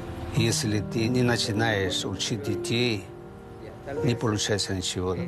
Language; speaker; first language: Russian; non-native, learner; Spanish